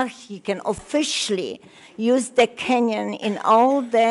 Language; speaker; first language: English; non-native, learner; Polish